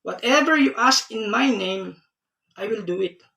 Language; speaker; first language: English; non-native, local second language; Filipino